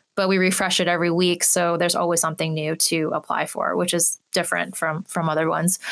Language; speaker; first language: English; native; English